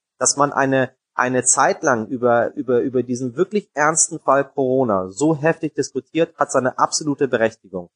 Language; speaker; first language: German; early bilingual, other home language; Persian